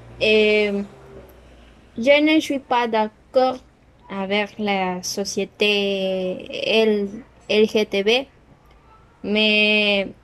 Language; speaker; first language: French; non-native, learner; Spanish